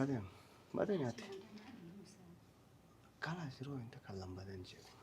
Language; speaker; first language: Arabic; non-native, learner; Telugu